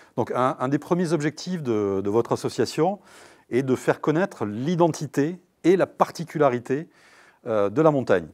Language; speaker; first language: French; native; French